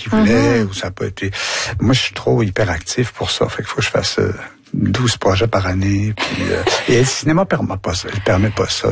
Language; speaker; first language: French; native; French